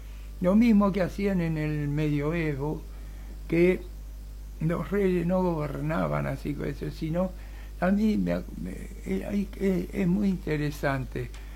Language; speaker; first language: Spanish; native; Spanish